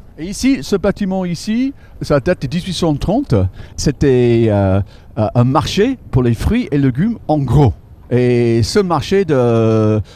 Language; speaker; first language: French; non-native, fluent; English